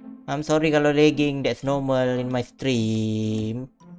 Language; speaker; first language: English; non-native, local second language; Malay